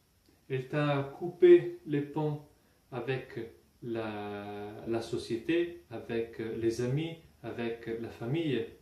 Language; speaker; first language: French; non-native, fluent; Italian